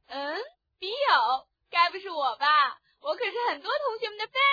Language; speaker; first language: Chinese; native; Chinese